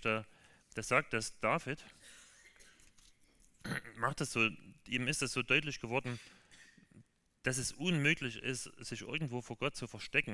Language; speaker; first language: German; native; German